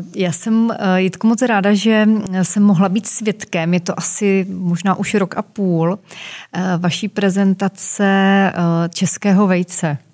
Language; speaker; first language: Czech; native; Czech